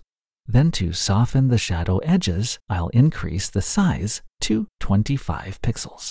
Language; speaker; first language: English; native; English